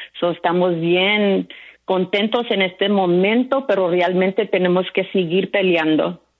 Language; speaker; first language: Spanish; early bilingual, heritage; Spanish